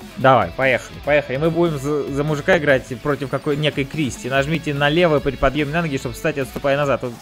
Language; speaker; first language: Russian; native; Russian